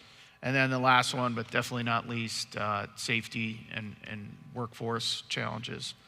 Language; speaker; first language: English; native; English